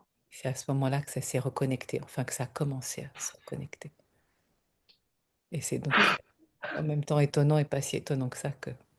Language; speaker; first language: French; native; French